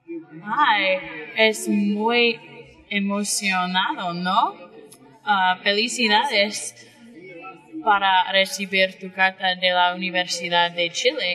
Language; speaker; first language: Spanish; non-native, learner; English